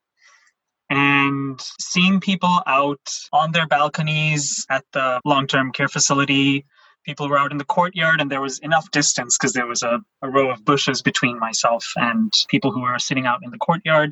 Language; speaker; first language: English; non-native, local second language; Sinhala